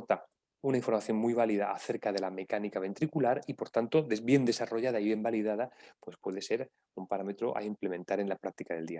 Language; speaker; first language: Spanish; native; Spanish